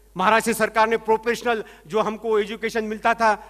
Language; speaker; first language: Hindi; non-native, local second language; Marathi